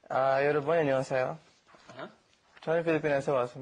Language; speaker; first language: Korean; non-native, learner; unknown